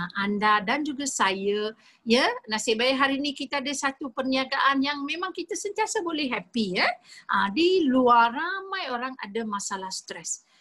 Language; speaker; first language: Malay; non-native, local second language; Tamil